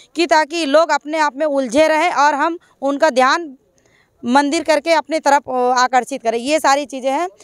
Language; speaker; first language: Hindi; native; Hindi